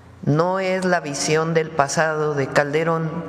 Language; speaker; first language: Spanish; native; Spanish